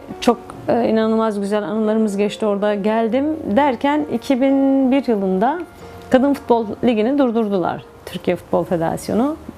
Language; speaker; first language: Turkish; native; Turkish